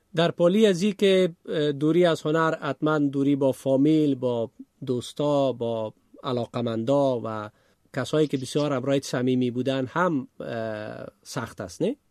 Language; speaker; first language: Persian; native; Persian